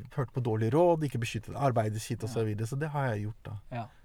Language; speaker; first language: Norwegian; early bilingual, other home language; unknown